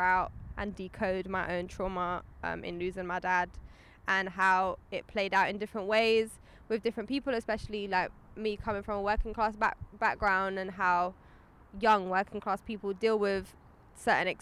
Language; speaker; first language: English; native; English